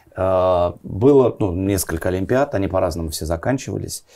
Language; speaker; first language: Russian; native; Russian